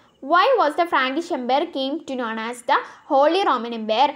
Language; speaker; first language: English; non-native, local second language; Malayalam